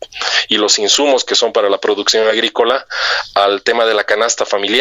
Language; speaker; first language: Spanish; native; Spanish